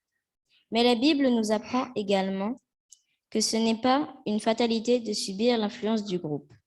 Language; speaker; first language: French; native; French